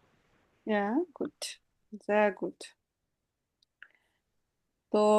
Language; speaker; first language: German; non-native, fluent; Bangla